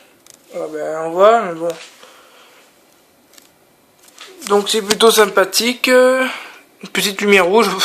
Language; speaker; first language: French; native; French